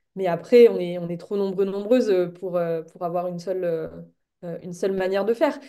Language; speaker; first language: French; native; French